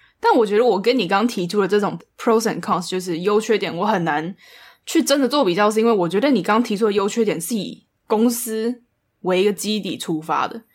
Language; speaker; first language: Chinese; native; Chinese